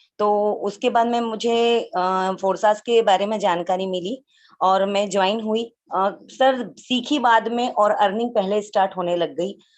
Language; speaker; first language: Hindi; native; Hindi